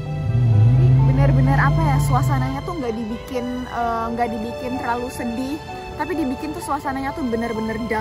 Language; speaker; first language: Indonesian; native; Indonesian